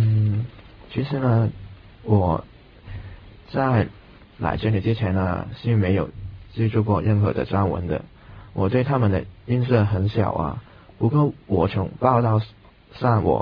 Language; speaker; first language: Chinese; non-native, local second language; Cantonese